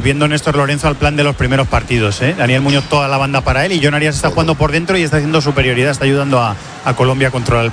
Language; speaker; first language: Spanish; native; Spanish